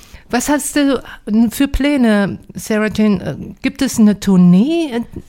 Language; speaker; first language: German; native; German